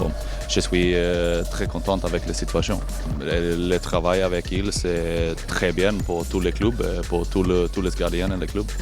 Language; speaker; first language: French; non-native, learner; Swedish